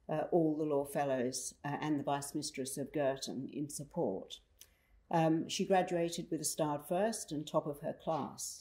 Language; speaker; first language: English; native; English